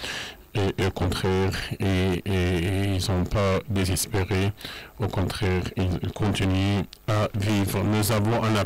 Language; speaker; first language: French; non-native, fluent; Arabic